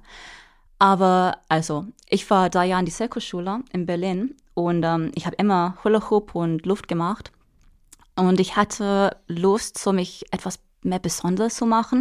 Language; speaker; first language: German; non-native, fluent; English